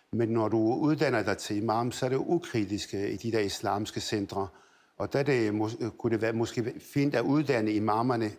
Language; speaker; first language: Danish; early bilingual, other home language; Arabic